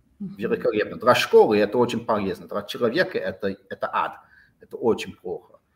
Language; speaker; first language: Russian; non-native, fluent; English